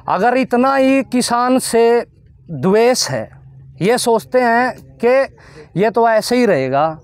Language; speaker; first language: Hindi; native; Hindi